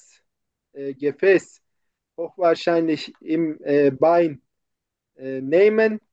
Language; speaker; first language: German; non-native, fluent; Turkish